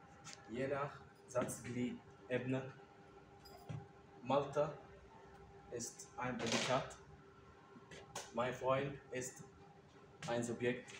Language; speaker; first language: German; non-native, learner; Arabic